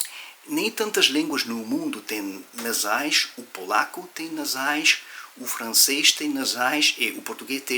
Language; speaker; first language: Portuguese; non-native, fluent; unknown